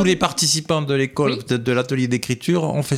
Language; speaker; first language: French; native; French